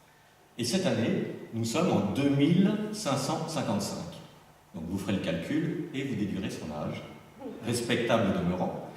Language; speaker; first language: French; native; French